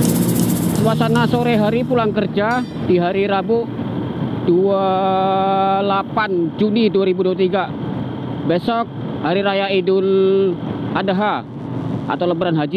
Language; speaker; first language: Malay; non-native, local second language; Javanese